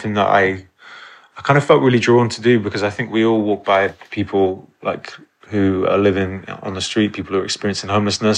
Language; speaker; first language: English; native; English